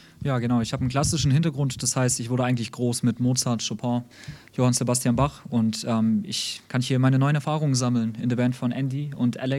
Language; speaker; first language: German; early bilingual, other home language; Russian